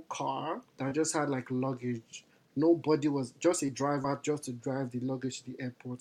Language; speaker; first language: English; non-native, local second language; Yoruba